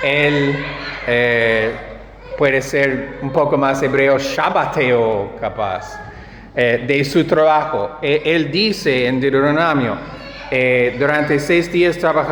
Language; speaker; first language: Spanish; non-native, fluent; English